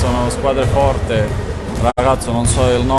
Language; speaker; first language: Italian; non-native, fluent; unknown